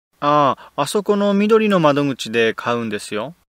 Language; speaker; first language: Japanese; native; Japanese